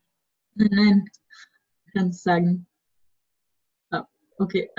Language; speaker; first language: German; non-native, learner; Spanish